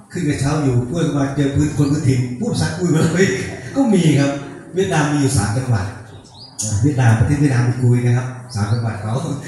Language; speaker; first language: Thai; non-native, local second language; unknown